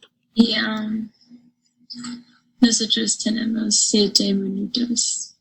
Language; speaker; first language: Spanish; non-native, learner; English